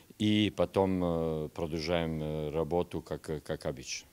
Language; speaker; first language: Russian; non-native, learner; Serbian